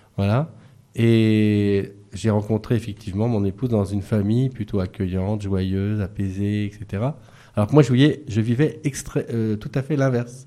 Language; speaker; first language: French; native; French